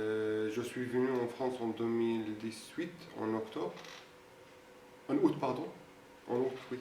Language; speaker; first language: French; non-native, fluent; Arabic